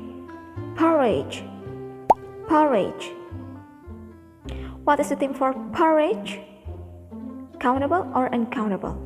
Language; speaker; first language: English; non-native, fluent; Indonesian